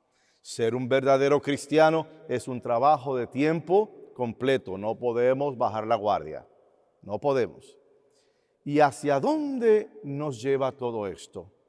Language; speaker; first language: Spanish; native; Spanish